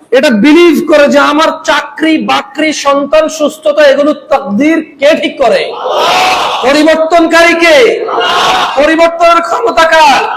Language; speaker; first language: Bangla; early bilingual, heritage; Bangla